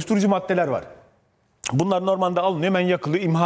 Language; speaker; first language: Turkish; native; Turkish